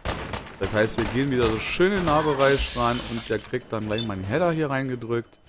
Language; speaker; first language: German; native; German